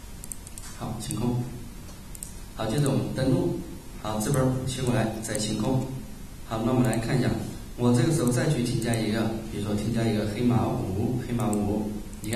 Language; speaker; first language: Chinese; native; Chinese